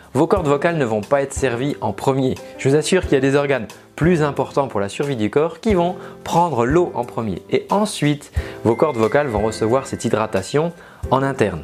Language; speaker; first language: French; native; French